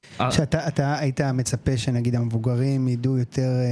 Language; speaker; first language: Hebrew; native; Hebrew